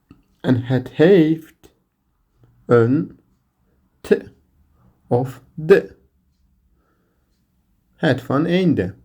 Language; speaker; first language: Dutch; non-native, learner; Turkish